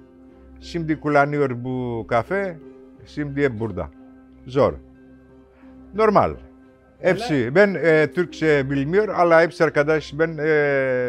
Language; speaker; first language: Turkish; non-native, local second language; Greek